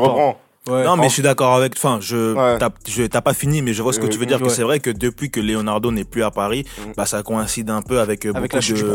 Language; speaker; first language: French; native; French